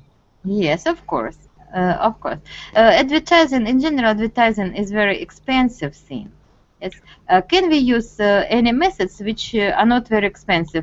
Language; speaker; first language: English; non-native, fluent; Russian